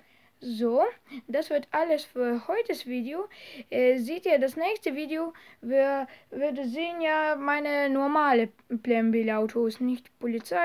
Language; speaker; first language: German; non-native, learner; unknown